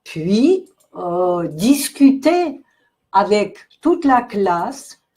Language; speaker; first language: French; non-native, fluent; Russian